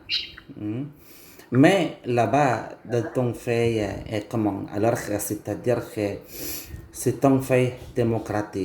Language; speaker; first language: French; non-native, learner; Indonesian